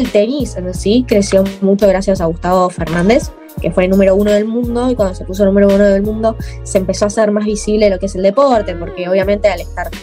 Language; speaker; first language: Spanish; native; Spanish